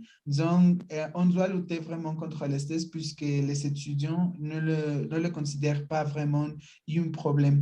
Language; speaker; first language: French; non-native, learner; Spanish